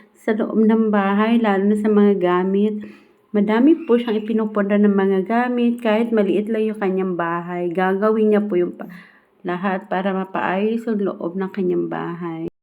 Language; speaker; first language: Filipino; non-native, local second language; Bikol